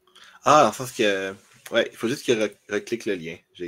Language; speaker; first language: French; native; French